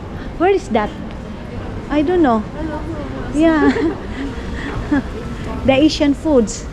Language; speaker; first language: English; non-native, learner; Filipino